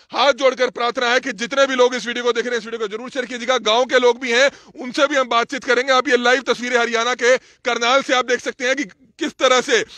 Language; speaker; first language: Hindi; native; Hindi